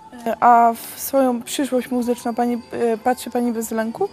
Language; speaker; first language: Polish; native; Polish